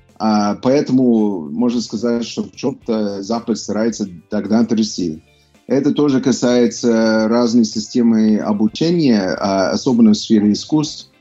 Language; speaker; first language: Russian; non-native, fluent; English